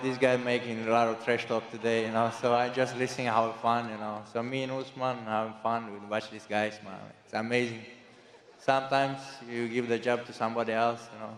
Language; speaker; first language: English; non-native, learner; Chechen